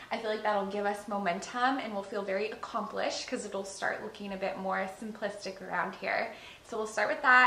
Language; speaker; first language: English; native; English